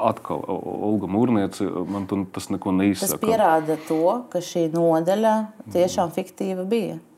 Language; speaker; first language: Latvian; non-native, local second language; Russian